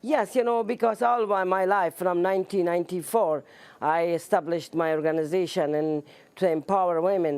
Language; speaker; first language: English; non-native, learner; Persian